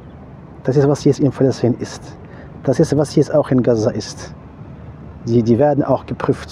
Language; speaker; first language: German; non-native, fluent; Arabic